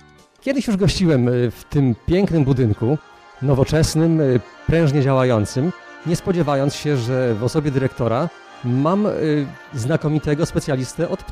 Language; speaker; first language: Polish; native; Polish